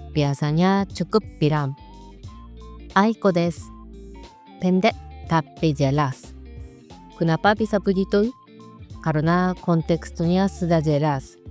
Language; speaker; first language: Indonesian; non-native, fluent; Japanese